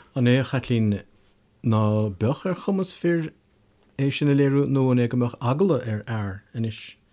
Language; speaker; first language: Irish; native; Irish